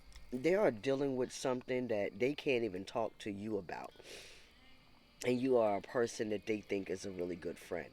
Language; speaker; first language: English; native; English